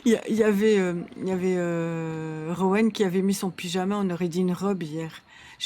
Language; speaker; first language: French; native; French